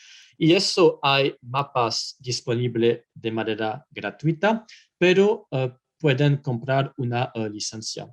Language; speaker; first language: Spanish; non-native, fluent; French